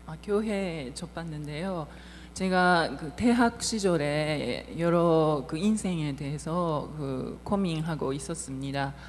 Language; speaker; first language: Korean; non-native, fluent; Japanese